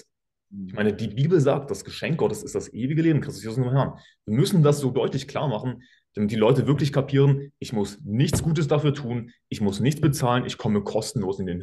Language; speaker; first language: German; native; German